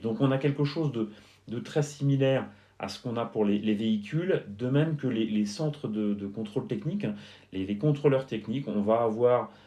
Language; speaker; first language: French; native; French